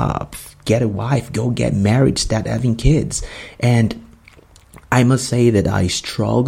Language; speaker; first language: English; non-native, local second language; Yoruba